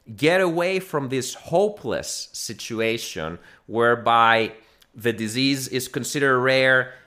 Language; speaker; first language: English; non-native, fluent; Greek